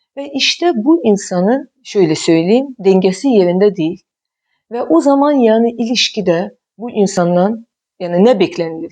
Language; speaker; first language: Turkish; non-native, fluent; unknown